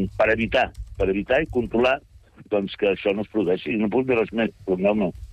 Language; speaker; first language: Catalan; native; Catalan